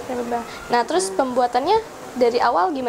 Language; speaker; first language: Indonesian; native; Indonesian